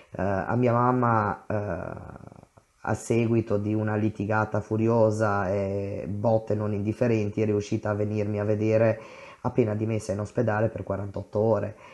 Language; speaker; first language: Italian; non-native, fluent; Romanian